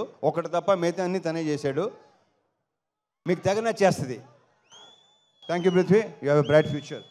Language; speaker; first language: Telugu; native; Telugu